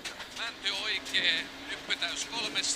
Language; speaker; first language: Finnish; native; Finnish